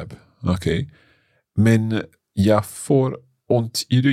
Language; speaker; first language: Swedish; non-native, learner; English